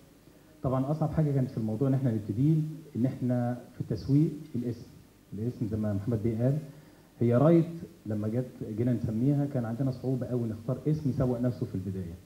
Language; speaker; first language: Arabic; native; Arabic